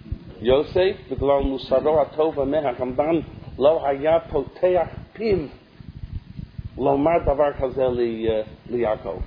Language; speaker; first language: Hebrew; non-native, fluent; English